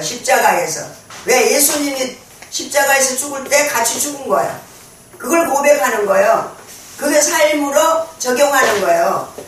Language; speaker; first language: Korean; native; Korean